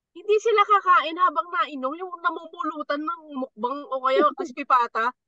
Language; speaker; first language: Filipino; native; Filipino